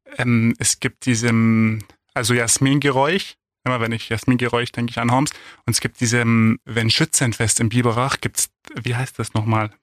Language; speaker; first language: German; non-native, fluent; Arabic